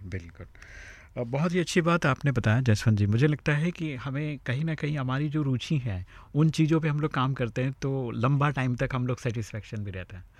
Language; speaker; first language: Hindi; native; Hindi